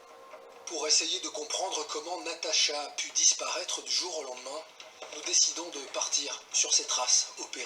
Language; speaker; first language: French; native; French